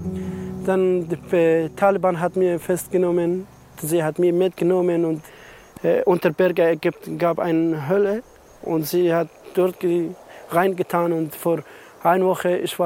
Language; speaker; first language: German; non-native, learner; Persian